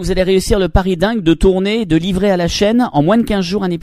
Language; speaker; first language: French; native; French